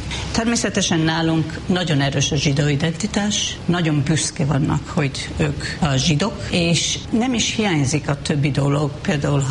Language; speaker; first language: Hungarian; non-native, fluent; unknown